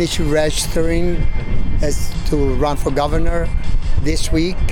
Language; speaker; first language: English; non-native, fluent; Italian